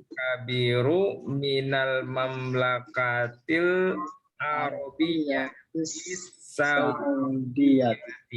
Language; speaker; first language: Arabic; non-native, learner; Indonesian